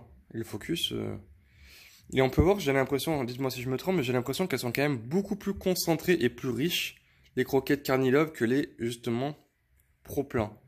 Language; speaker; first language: French; native; French